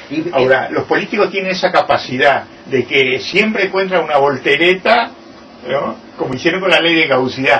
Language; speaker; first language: Spanish; native; Spanish